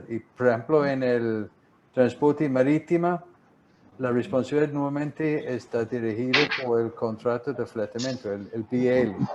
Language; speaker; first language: Spanish; non-native, fluent; English